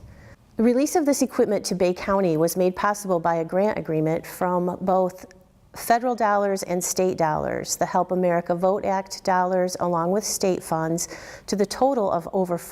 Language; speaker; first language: English; native; English